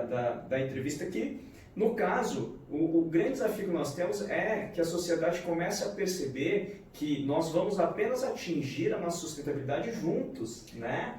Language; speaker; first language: Portuguese; native; Portuguese